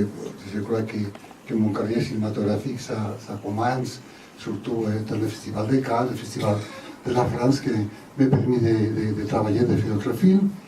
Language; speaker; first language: French; non-native, learner; Spanish